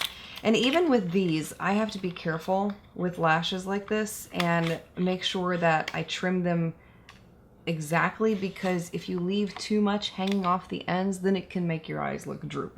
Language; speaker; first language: English; native; English